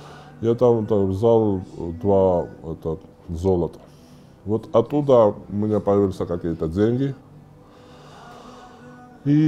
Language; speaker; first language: Russian; non-native, fluent; Georgian